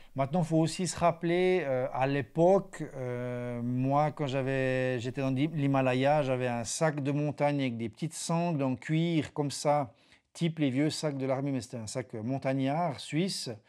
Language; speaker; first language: French; native; French